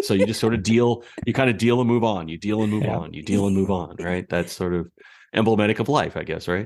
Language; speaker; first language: English; native; English